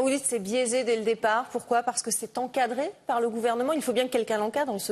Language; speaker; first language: French; native; French